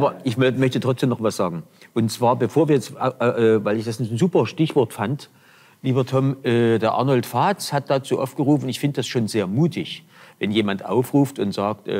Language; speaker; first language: German; native; German